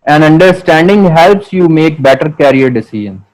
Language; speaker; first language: English; non-native, local second language; Urdu